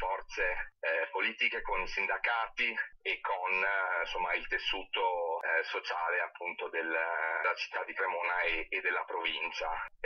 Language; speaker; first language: Italian; native; Italian